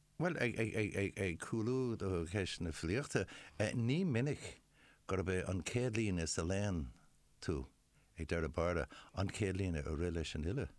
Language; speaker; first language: Irish; non-native, local second language; English